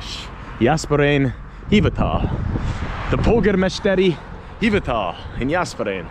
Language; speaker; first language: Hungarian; non-native, learner; English